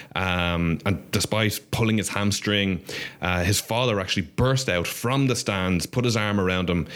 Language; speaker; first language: English; native; English